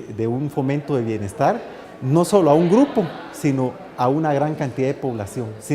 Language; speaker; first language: Spanish; native; Spanish